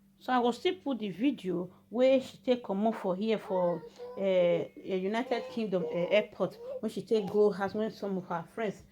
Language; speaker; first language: Nigerian Pidgin; native; Nigerian Pidgin